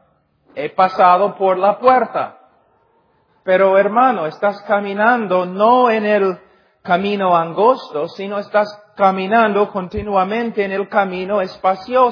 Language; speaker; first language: Spanish; non-native, fluent; English